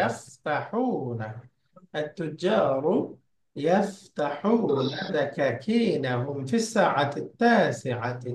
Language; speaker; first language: Arabic; non-native, learner; Bangla